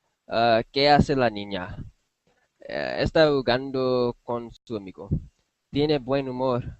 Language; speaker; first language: Spanish; non-native, learner; English